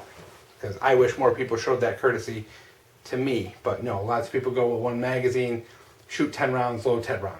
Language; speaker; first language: English; native; English